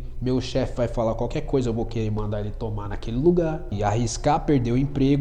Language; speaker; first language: Portuguese; native; Portuguese